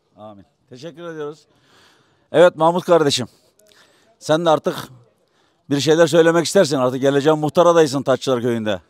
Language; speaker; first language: Turkish; native; Turkish